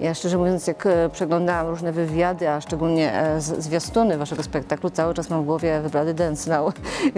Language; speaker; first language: Polish; native; Polish